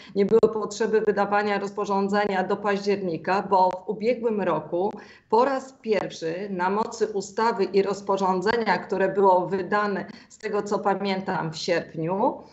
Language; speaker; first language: Polish; native; Polish